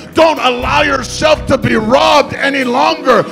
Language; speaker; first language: English; early bilingual, other home language; Spanish